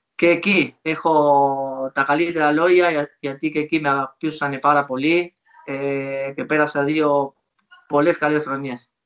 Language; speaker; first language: Greek; non-native, fluent; Spanish